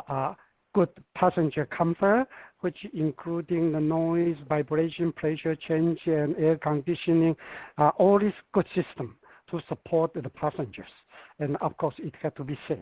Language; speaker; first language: English; non-native, fluent; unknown